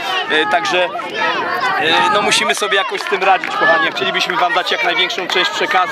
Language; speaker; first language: Polish; native; Polish